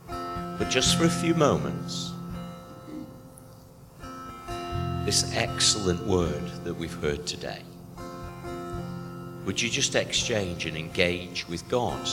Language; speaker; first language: English; native; English